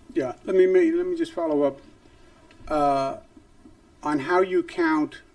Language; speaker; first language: English; native; English